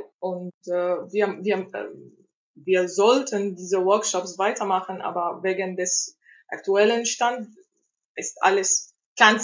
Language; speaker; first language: German; non-native, learner; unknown